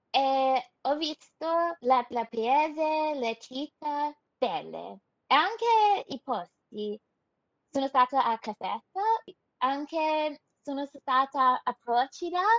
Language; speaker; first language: Italian; non-native, learner; English